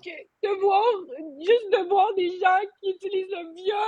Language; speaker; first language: French; native; French